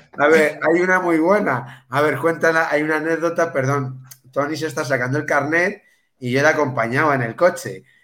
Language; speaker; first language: Spanish; native; Spanish